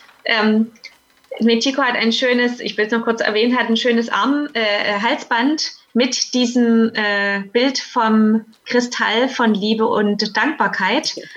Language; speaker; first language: German; native; German